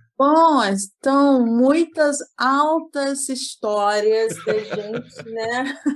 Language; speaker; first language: Portuguese; non-native, fluent; English